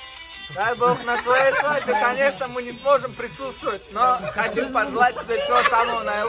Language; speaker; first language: Russian; non-native, fluent; Turkmen